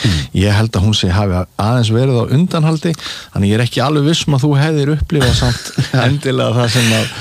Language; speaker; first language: Icelandic; native; Icelandic